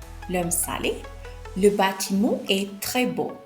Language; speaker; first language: French; non-native, fluent; Amharic